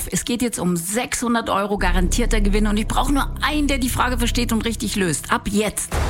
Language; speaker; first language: German; native; German